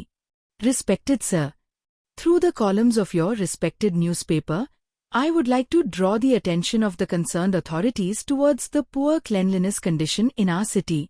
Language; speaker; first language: English; non-native, fluent; Hindi